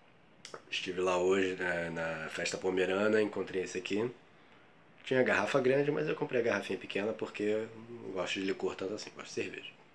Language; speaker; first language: Portuguese; native; Portuguese